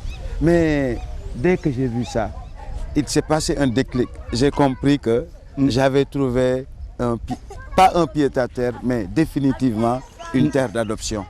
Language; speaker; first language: French; non-native, local second language; Wolof